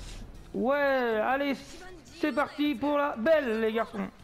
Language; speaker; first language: French; native; French